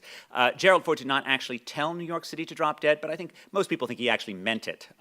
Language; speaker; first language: English; native; English